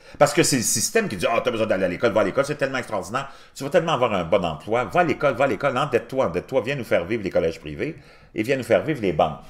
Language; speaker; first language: French; native; French